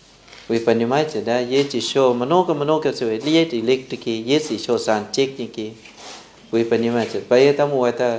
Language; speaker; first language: Russian; non-native, fluent; Thai